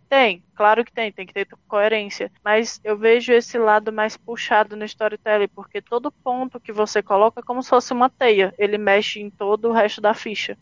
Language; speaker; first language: Portuguese; native; Portuguese